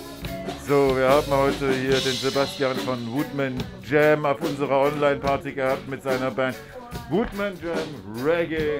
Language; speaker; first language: German; native; German